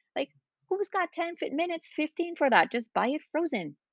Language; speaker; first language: English; non-native, fluent; Spanish